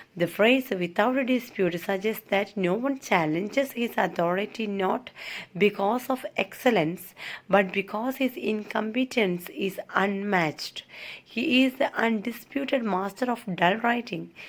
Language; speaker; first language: English; non-native, local second language; Malayalam